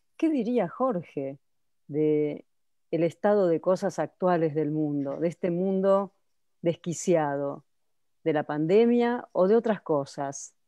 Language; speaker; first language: Spanish; native; Spanish